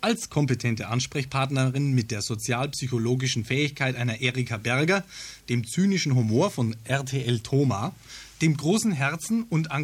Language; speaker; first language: German; native; German